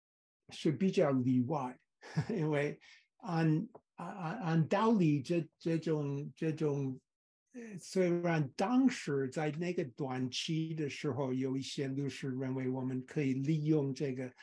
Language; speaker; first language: Chinese; non-native, fluent; English